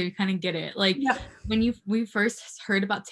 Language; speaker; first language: English; native; English